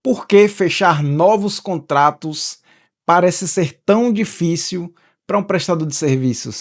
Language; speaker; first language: Portuguese; native; Portuguese